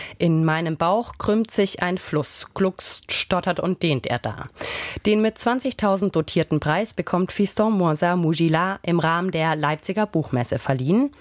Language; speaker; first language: German; native; German